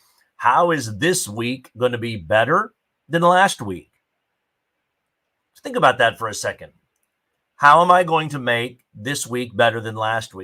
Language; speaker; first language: English; native; English